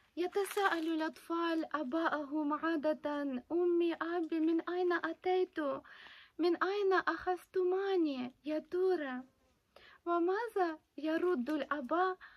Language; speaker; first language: Arabic; non-native, fluent; Ukrainian